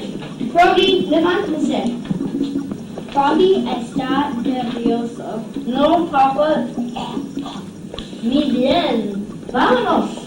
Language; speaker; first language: Spanish; non-native, learner; English